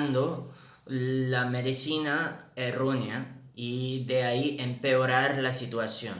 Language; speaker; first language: Spanish; non-native, fluent; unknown